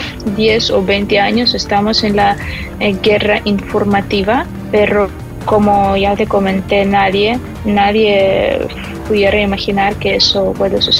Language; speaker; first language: Spanish; non-native, fluent; Ukrainian